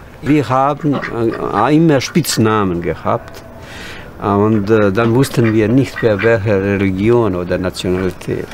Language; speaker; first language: German; non-native, fluent; Bosnian